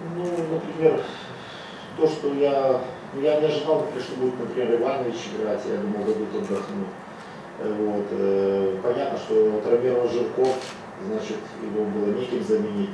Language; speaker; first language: Russian; native; Russian